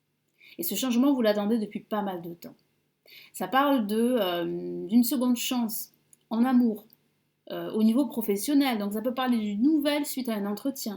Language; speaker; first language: French; native; French